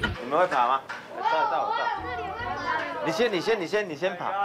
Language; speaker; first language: Chinese; native; Chinese